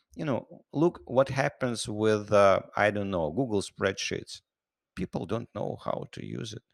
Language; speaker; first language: English; non-native, fluent; Russian